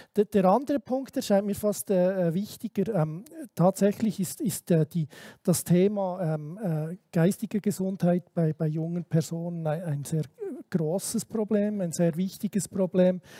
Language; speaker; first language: German; native; German